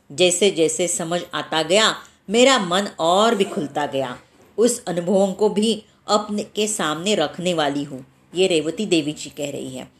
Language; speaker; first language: Hindi; non-native, local second language; Marathi